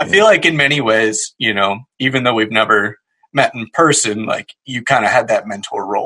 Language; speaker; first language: English; native; English